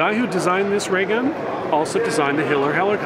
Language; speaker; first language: English; native; English